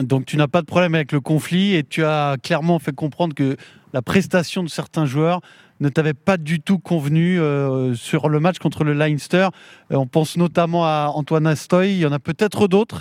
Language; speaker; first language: French; native; French